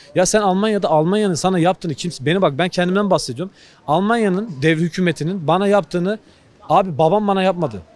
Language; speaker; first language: Turkish; native; Turkish